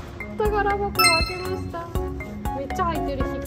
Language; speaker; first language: Japanese; native; Japanese